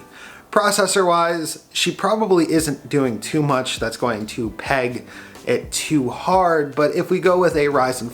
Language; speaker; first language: English; native; English